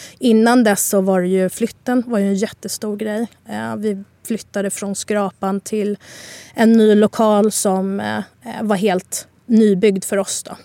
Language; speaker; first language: Swedish; early bilingual, other home language; Spanish